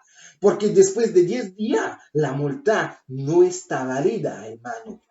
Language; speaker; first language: Spanish; non-native, learner; Haitian Creole